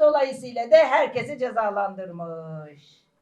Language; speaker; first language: Turkish; native; Turkish